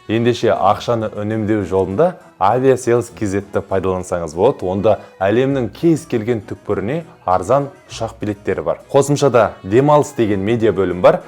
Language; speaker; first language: Kazakh; native; Kazakh